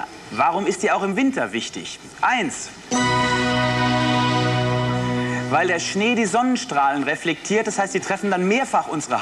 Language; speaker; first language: German; native; German